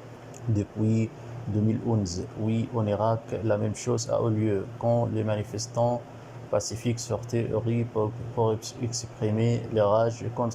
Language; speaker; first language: French; non-native, learner; Arabic